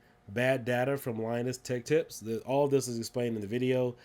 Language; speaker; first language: English; native; English